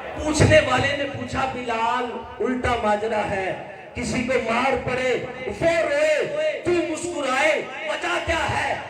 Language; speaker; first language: Urdu; non-native, local second language; Punjabi